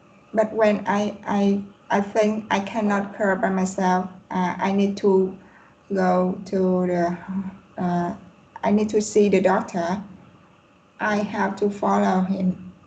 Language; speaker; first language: English; non-native, learner; Vietnamese